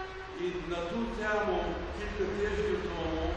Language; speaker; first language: Ukrainian; early bilingual, heritage; Ukrainian